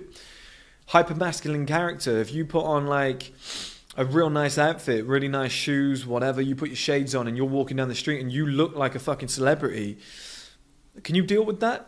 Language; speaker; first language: English; native; English